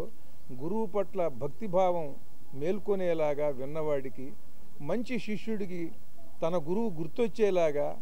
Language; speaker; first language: Telugu; native; Telugu